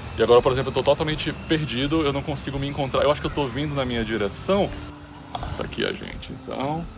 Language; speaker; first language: Portuguese; native; Portuguese